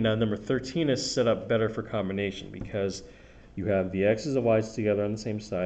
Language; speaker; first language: English; native; English